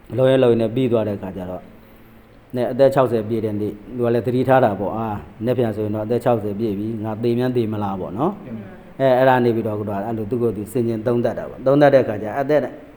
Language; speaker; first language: Burmese; native; Burmese